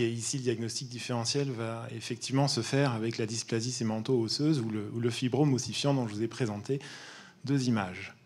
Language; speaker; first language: French; native; French